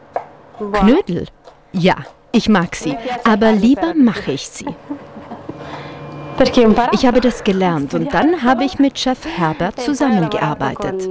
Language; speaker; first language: German; non-native, fluent; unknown